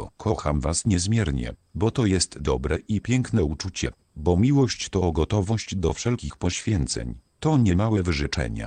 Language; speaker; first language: Polish; native; Polish